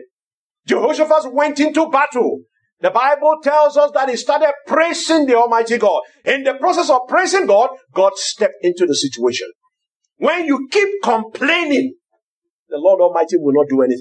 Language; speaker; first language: English; non-native, local second language; Yoruba